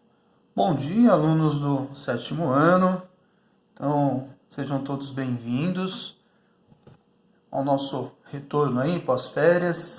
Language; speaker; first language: Portuguese; native; Portuguese